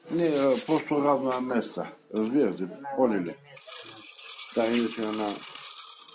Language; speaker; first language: Russian; non-native, learner; Bulgarian